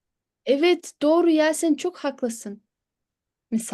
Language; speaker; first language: Turkish; non-native, fluent; Kyrgyz